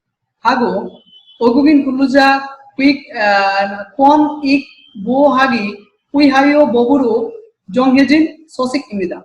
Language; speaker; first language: Korean; non-native, fluent; Bangla